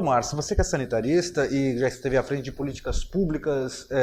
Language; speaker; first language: Portuguese; native; Portuguese